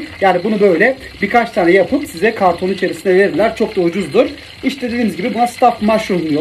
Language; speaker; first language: Turkish; native; Turkish